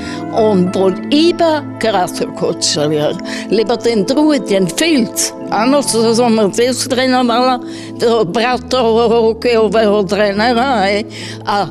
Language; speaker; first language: Slovak; non-native, fluent; German